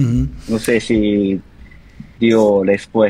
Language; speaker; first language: Spanish; non-native, learner; Korean